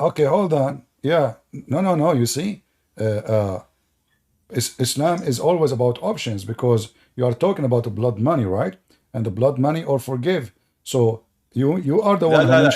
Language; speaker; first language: English; non-native, fluent; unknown